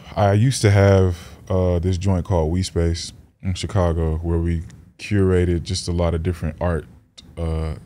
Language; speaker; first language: English; native; English